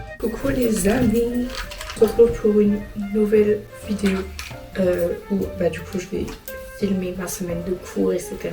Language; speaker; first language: French; native; French